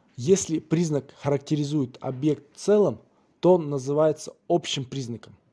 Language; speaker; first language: Russian; non-native, local second language; Kazakh